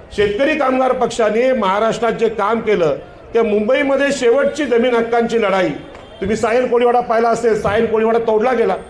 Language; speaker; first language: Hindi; non-native, local second language; Marathi